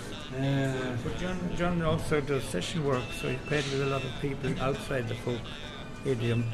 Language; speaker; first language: English; native; English